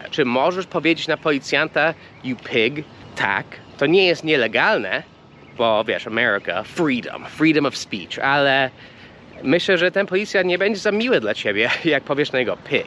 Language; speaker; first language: Polish; non-native, fluent; English